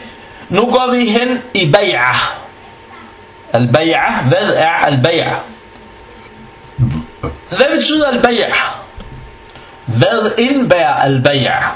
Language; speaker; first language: Danish; non-native, fluent; Arabic